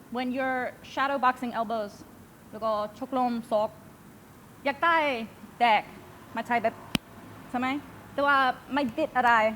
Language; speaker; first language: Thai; non-native, learner; English